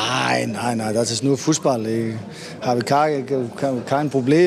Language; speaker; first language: German; non-native, learner; Danish